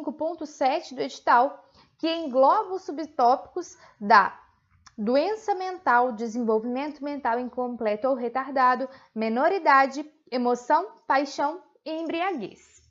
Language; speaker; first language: Portuguese; native; Portuguese